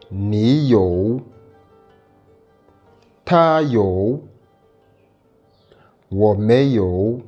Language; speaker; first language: Chinese; non-native, fluent; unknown